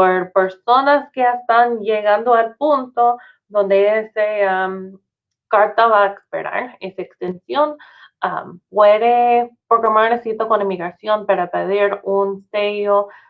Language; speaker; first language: Spanish; non-native, fluent; English